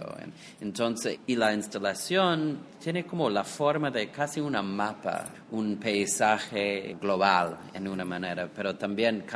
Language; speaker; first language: Spanish; non-native, fluent; English